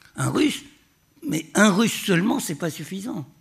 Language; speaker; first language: French; native; French